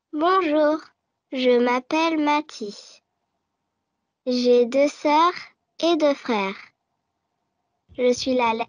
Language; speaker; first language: French; non-native, learner; Arabic